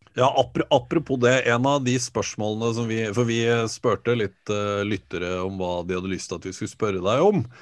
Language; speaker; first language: Norwegian; native; Norwegian